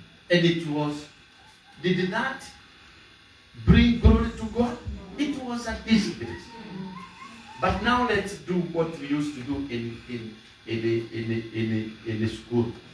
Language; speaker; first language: English; non-native, local second language; Kikuyu